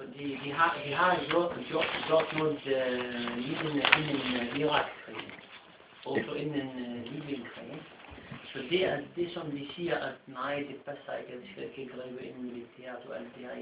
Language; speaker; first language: Danish; non-native, fluent; Arabic